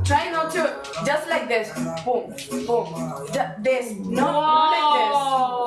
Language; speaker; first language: English; non-native, fluent; Spanish